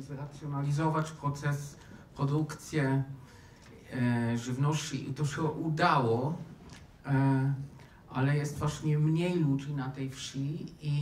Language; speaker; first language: Polish; non-native, fluent; German